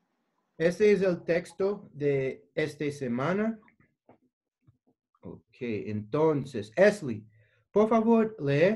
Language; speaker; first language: Spanish; non-native, learner; English